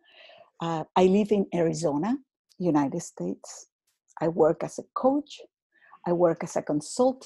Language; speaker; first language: English; non-native, fluent; Spanish